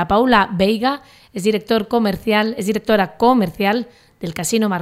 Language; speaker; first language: Spanish; native; Spanish